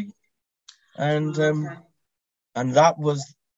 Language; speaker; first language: English; native; English